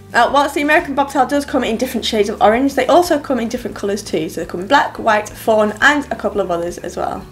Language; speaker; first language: English; native; English